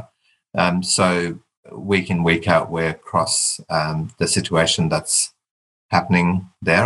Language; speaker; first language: English; non-native, local second language; Tamil